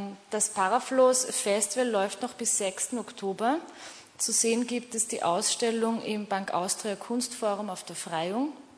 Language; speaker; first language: German; native; German